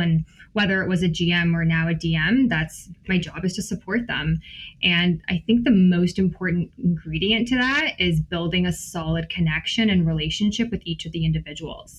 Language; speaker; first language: English; native; English